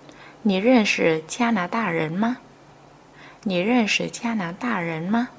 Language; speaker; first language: Chinese; non-native, fluent; Vietnamese